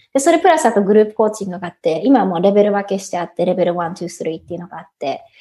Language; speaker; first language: Japanese; native; Japanese